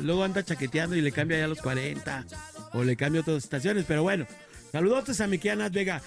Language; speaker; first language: Spanish; native; Spanish